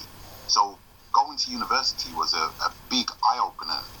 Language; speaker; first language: English; native; English